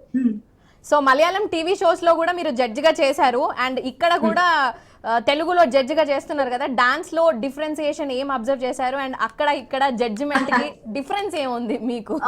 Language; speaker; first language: Telugu; native; Telugu